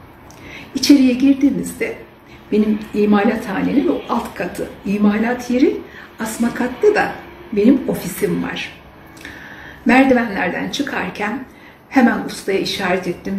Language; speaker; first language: Turkish; native; Turkish